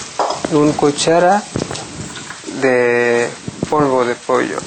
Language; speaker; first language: Spanish; non-native, learner; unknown